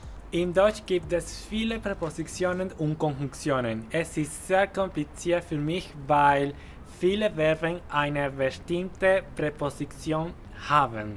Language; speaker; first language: German; non-native, fluent; Spanish